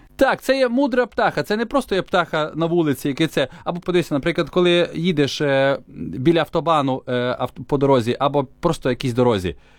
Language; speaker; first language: Ukrainian; native; Ukrainian